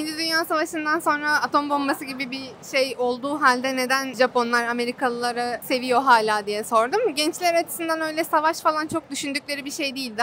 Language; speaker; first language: Turkish; native; Turkish